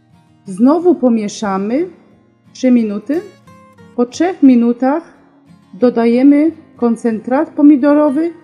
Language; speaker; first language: Polish; non-native, learner; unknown